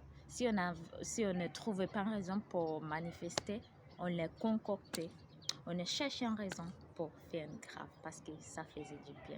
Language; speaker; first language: French; non-native, learner; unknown